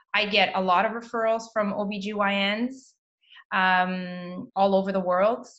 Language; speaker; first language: English; native; English